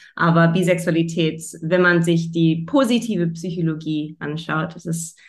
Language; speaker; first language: German; early bilingual, heritage; German